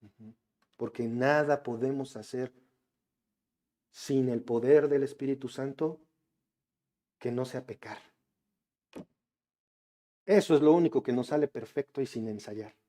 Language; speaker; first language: Spanish; native; Spanish